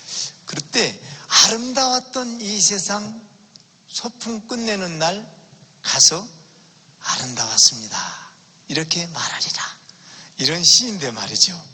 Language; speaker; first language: Korean; native; Korean